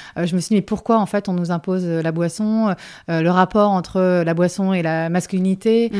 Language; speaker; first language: French; native; French